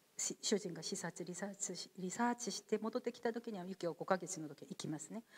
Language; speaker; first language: Japanese; non-native, fluent; Korean